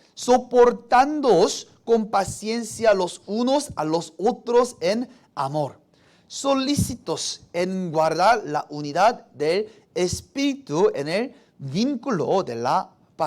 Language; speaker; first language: Spanish; non-native, fluent; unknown